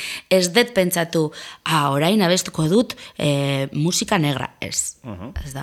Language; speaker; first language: Basque; non-native, local second language; Spanish